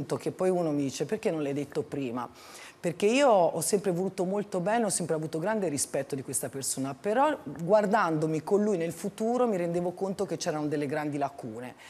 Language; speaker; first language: Italian; native; Italian